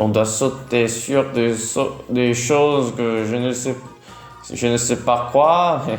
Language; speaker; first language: French; non-native, learner; Vietnamese